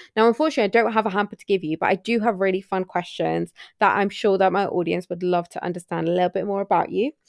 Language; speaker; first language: English; early bilingual, other home language; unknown